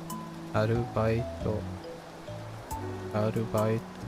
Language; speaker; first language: Japanese; non-native, learner; English